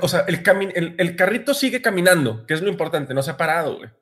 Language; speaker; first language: Spanish; native; Spanish